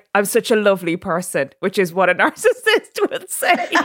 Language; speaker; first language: English; native; English